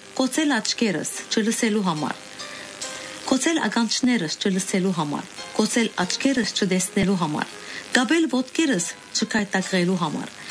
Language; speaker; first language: Armenian; early bilingual, heritage; Armenian